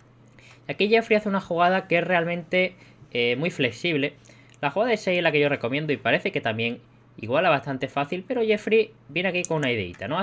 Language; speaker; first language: Spanish; native; Spanish